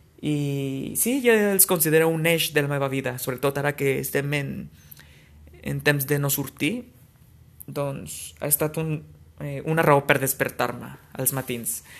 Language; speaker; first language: Catalan; non-native, fluent; Spanish